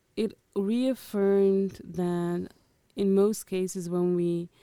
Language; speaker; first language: English; early bilingual, other home language; Portuguese